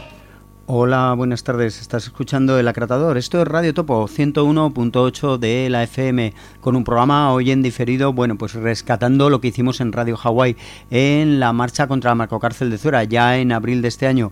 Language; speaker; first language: Spanish; native; Spanish